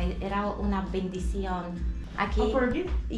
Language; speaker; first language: Spanish; non-native, fluent; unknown